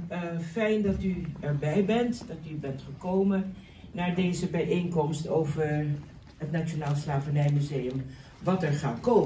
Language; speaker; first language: Dutch; non-native, local second language; Papiamento